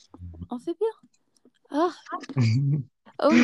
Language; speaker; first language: French; non-native, learner; English